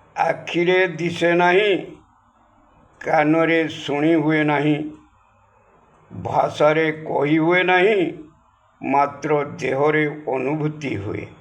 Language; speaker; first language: Odia; non-native, local second language; Santali